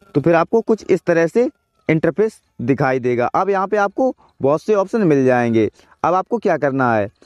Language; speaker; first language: Hindi; native; Hindi